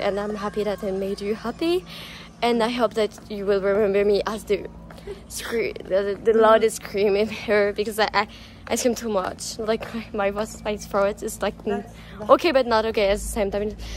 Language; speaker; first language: English; non-native, fluent; French